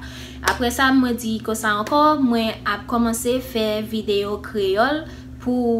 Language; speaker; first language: Haitian Creole; early bilingual, heritage; English